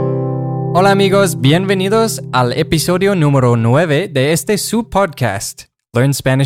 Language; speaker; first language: Spanish; non-native, fluent; English